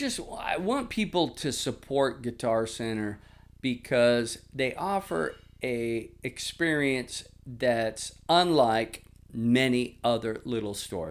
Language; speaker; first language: English; native; English